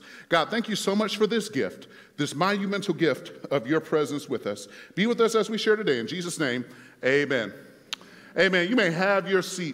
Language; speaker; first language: English; native; English